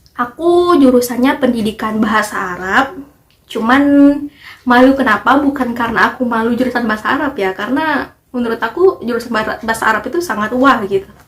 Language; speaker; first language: Indonesian; native; Indonesian